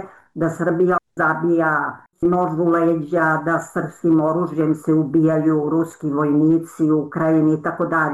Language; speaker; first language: Serbian; native; Serbian